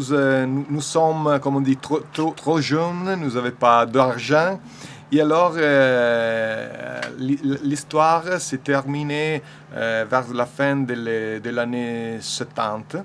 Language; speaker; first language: French; non-native, learner; Italian